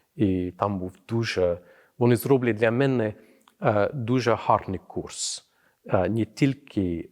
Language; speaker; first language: Ukrainian; non-native, fluent; English